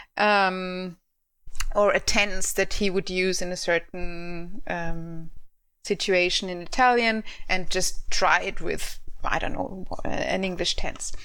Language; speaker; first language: English; non-native, fluent; German